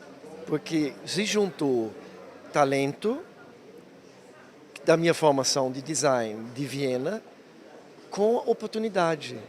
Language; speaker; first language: Portuguese; non-native, fluent; German